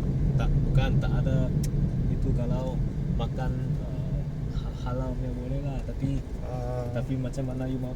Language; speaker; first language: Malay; non-native, local second language; Chinese